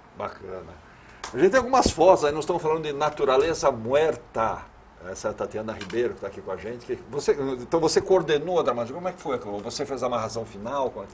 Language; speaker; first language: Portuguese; native; Portuguese